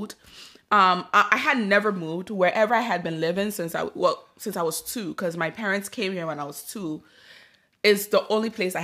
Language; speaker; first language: English; early bilingual, other home language; Akan